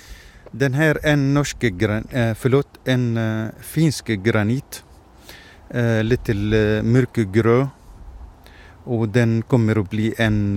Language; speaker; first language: Swedish; non-native, fluent; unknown